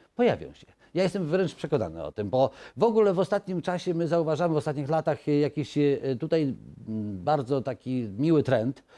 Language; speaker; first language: Polish; native; Polish